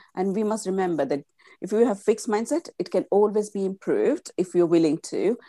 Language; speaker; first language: English; non-native, local second language; Gujarati